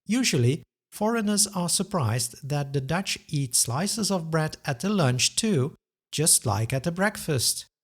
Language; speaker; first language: English; non-native, fluent; Dutch